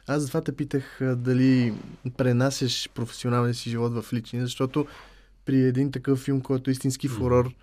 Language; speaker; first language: Bulgarian; native; Bulgarian